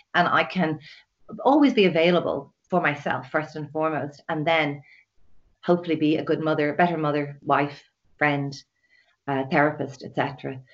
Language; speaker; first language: English; native; English